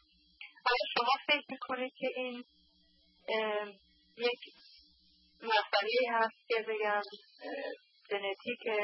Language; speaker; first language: Persian; early bilingual, heritage; Persian